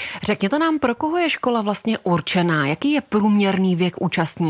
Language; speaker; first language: Czech; native; Czech